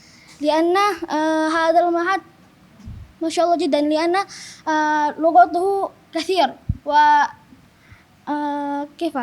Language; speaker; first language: Arabic; non-native, learner; Indonesian